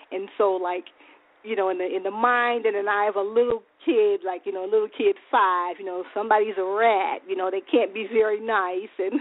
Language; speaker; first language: English; native; English